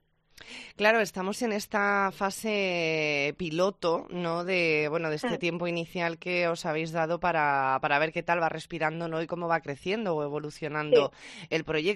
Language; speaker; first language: Spanish; native; Spanish